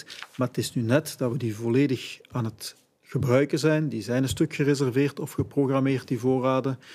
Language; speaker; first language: Dutch; native; Dutch